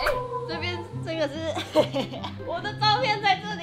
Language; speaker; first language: Chinese; non-native, fluent; Korean